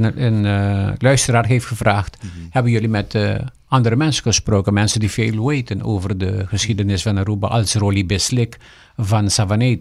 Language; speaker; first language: Dutch; non-native, local second language; Papiamento